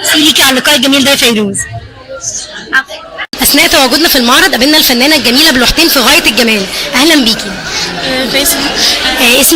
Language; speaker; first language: Arabic; native; Arabic